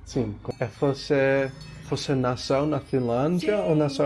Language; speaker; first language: Portuguese; non-native, learner; English